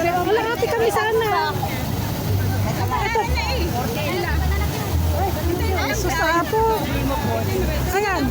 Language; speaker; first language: Filipino; non-native, local second language; Cebuano